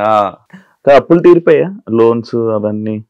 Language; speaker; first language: Telugu; native; Telugu